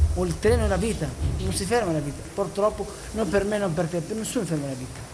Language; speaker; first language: Italian; non-native, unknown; Arabic